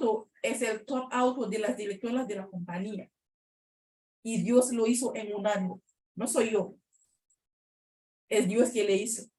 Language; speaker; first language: Spanish; non-native, learner; Haitian Creole